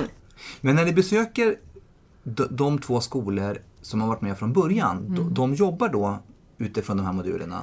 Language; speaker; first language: Swedish; native; Swedish